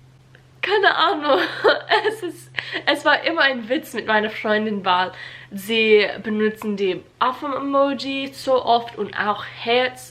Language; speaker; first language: German; non-native, learner; English